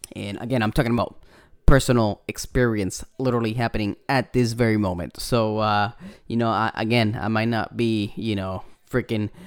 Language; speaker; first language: English; non-native, fluent; Spanish